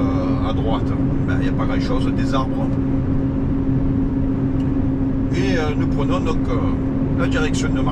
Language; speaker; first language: French; native; French